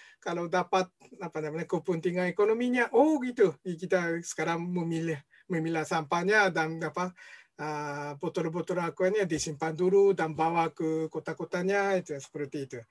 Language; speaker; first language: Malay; non-native, fluent; Japanese